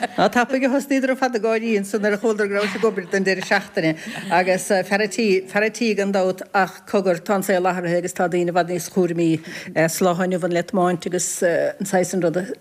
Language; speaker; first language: Irish; native; Irish